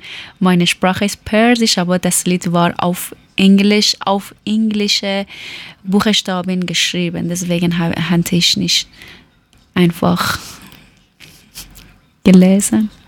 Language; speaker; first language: German; non-native, learner; Persian